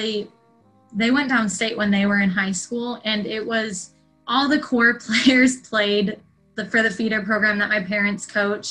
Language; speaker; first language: English; native; English